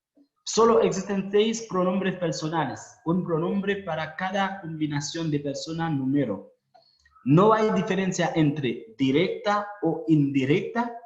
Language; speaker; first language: Spanish; non-native, fluent; Haitian Creole